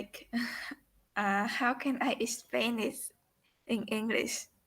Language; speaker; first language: English; non-native, learner; Vietnamese